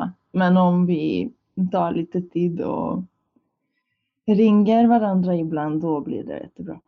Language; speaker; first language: Swedish; non-native, fluent; Hungarian